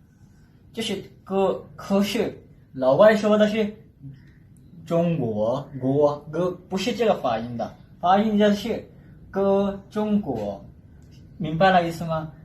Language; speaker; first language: Chinese; non-native, fluent; Urdu